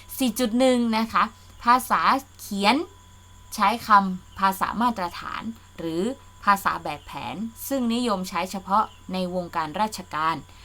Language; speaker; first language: Thai; native; Thai